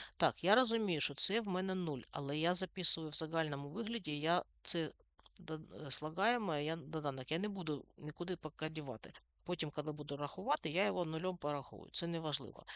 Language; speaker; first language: Ukrainian; non-native, local second language; Russian